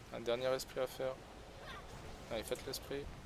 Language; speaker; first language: French; native; French